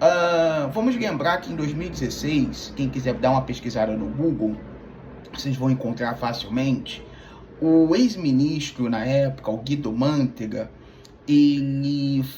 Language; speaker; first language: Portuguese; native; Portuguese